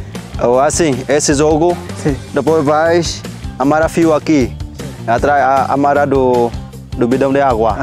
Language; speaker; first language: Portuguese; non-native, learner; Vietnamese